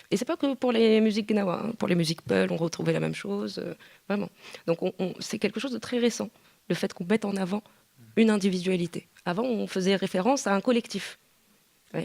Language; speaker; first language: French; native; French